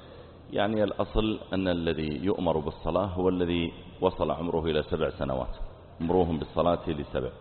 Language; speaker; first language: Arabic; native; Arabic